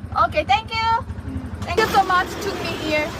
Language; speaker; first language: English; non-native, learner; Korean